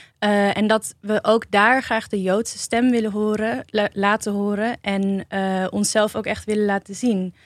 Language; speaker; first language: Dutch; native; Dutch